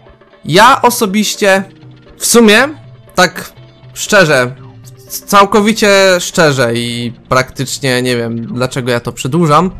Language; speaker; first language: Polish; native; Polish